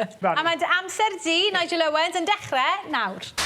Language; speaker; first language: Welsh; native; Welsh